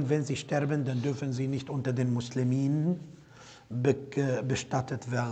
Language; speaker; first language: German; non-native, fluent; Arabic